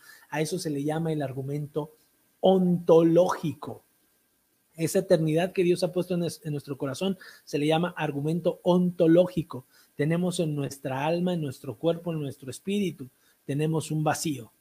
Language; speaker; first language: Spanish; native; Spanish